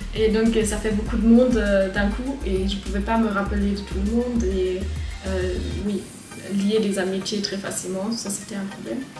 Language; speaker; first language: French; non-native, fluent; German